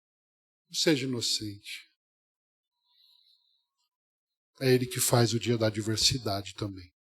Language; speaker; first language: Portuguese; native; Portuguese